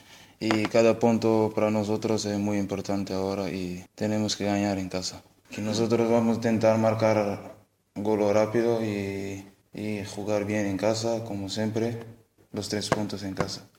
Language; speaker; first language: Spanish; non-native, learner; Portuguese